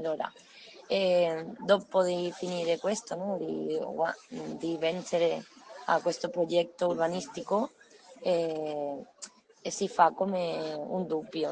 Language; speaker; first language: Italian; non-native, learner; Spanish